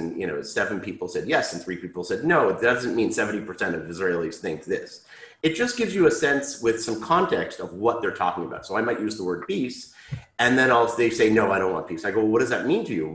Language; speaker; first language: English; native; English